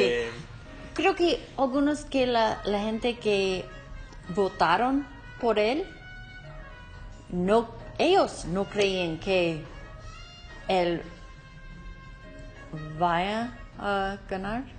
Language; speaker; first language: Spanish; non-native, learner; English